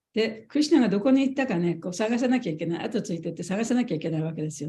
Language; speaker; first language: Japanese; native; Japanese